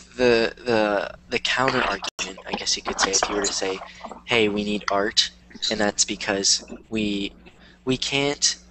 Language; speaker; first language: English; native; English